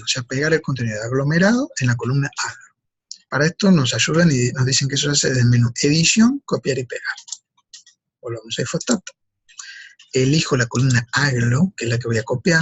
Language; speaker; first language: Spanish; native; Spanish